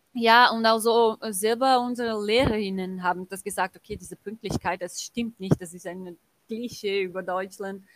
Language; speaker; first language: German; non-native, fluent; Portuguese